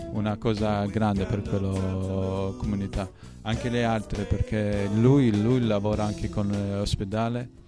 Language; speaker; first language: Italian; non-native, fluent; Albanian